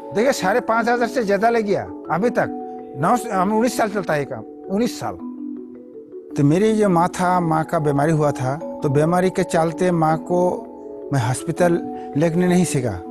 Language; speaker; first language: Hindi; non-native, local second language; Bangla